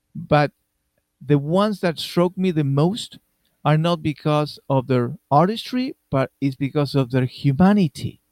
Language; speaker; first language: English; non-native, fluent; Spanish